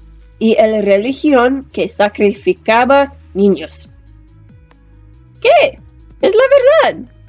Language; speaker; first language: Spanish; non-native, learner; English